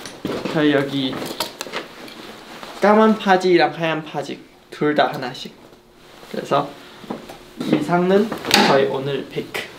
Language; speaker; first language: Korean; non-native, fluent; Chinese